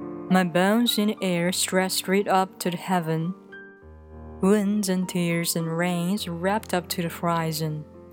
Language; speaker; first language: English; non-native, fluent; Chinese